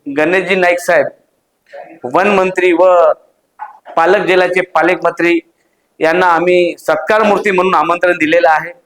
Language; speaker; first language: Marathi; non-native, local second language; Lambadi